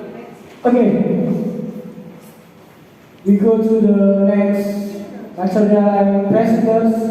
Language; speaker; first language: English; non-native, learner; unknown